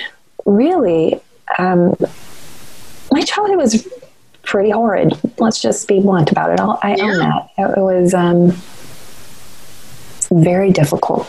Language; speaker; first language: English; native; English